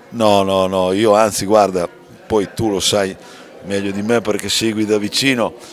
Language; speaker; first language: Italian; native; Italian